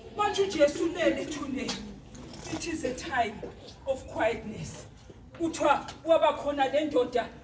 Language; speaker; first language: Zulu; non-native, local second language; Xhosa